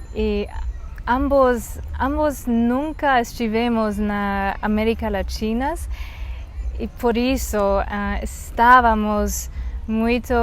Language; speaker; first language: Portuguese; non-native, learner; Chinese